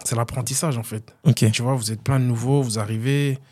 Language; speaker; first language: French; native; French